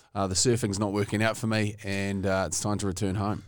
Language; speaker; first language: English; native; English